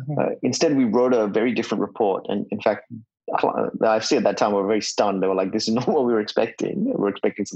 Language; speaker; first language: English; non-native, local second language; Hindi